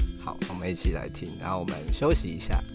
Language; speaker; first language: Chinese; native; Chinese